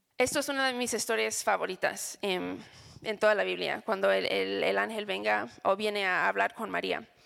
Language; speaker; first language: Spanish; non-native, fluent; English